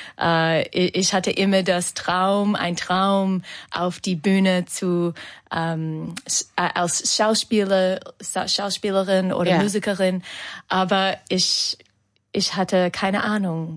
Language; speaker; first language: German; non-native, learner; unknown